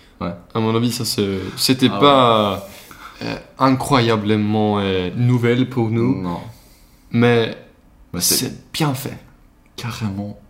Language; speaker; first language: French; non-native, learner; Swedish